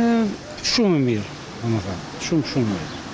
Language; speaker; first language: Albanian; non-native, learner; Arabic